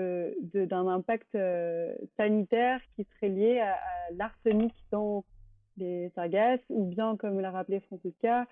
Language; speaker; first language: French; native; French